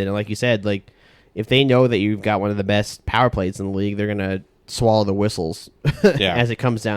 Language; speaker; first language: English; native; English